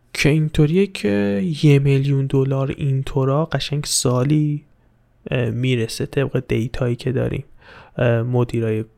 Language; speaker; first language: Persian; native; Persian